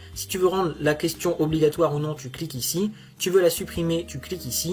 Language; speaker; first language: French; native; French